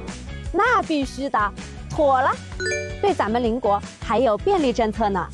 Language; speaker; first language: Chinese; native; Chinese